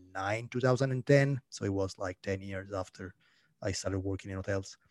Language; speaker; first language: English; non-native, fluent; Italian